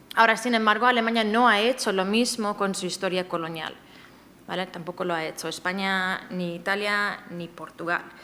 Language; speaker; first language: Spanish; non-native, fluent; German